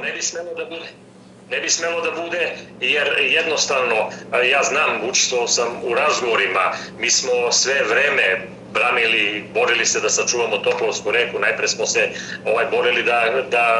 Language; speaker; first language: Serbian; native; Serbian